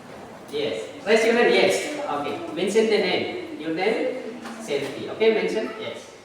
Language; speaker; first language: English; non-native, learner; Indonesian